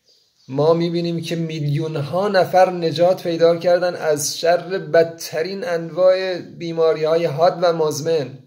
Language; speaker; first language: Persian; native; Persian